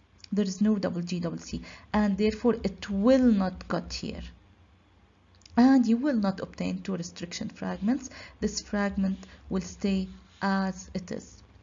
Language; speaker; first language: English; non-native, local second language; Arabic